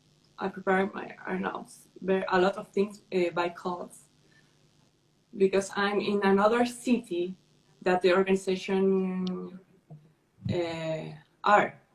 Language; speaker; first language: English; non-native, learner; Spanish